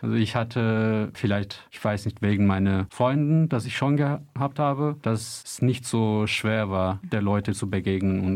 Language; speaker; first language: German; non-native, fluent; Turkish